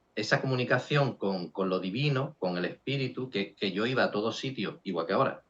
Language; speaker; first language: Spanish; native; Spanish